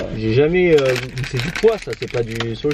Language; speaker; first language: French; native; French